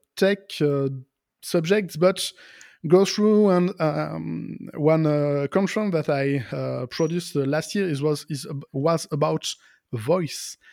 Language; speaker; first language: English; non-native, learner; French